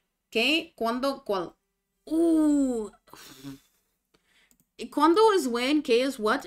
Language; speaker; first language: Spanish; non-native, learner; English